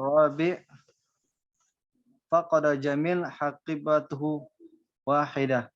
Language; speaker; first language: Arabic; non-native, learner; Indonesian